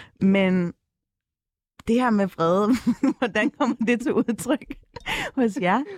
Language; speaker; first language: Danish; early bilingual, other home language; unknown